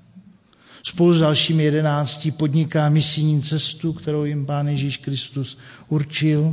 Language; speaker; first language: Czech; native; Czech